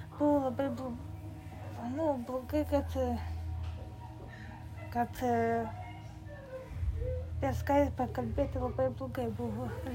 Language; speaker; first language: Lithuanian; non-native, learner; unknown